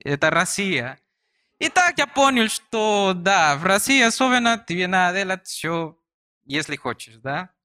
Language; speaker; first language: Russian; non-native, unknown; Spanish